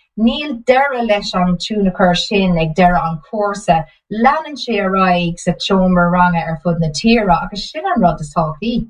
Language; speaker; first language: Irish; non-native, local second language; English